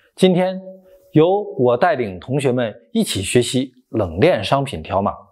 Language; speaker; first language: Chinese; native; Chinese